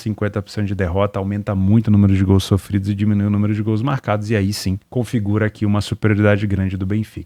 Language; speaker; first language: Portuguese; native; Portuguese